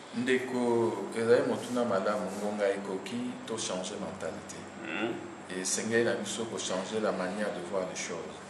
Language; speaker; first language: Lingala; native; Lingala